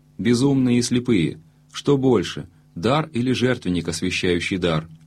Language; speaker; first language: Russian; native; Russian